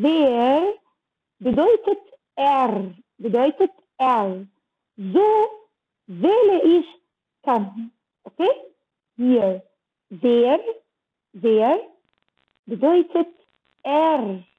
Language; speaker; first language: German; non-native, learner; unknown